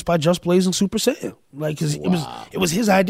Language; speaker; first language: English; native; English